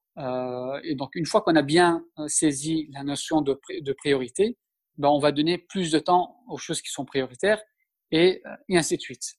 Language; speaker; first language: French; early bilingual, other home language; Turkish